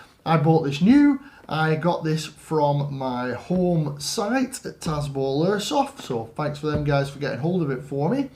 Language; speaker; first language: English; native; English